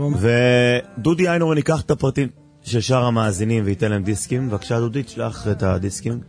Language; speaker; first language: Hebrew; native; Hebrew